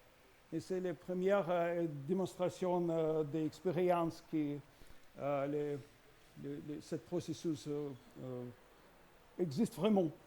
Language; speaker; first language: French; non-native, learner; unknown